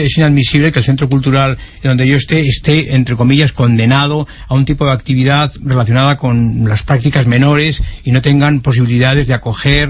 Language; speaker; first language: Spanish; native; Spanish